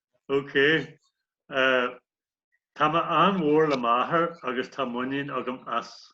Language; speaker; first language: Irish; non-native, local second language; English